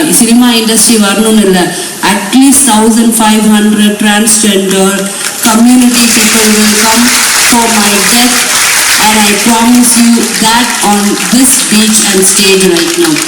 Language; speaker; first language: Malayalam; non-native, local second language; Tamil